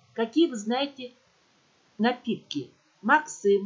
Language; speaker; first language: Russian; non-native, local second language; Kyrgyz